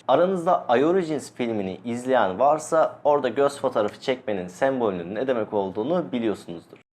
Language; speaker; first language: Turkish; native; Turkish